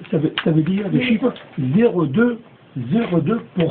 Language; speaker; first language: French; non-native, fluent; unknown